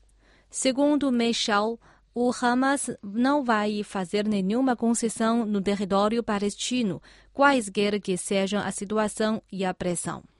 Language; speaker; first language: Portuguese; non-native, fluent; Chinese